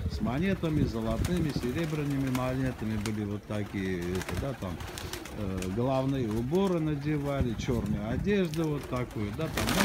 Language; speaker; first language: Russian; non-native, local second language; Armenian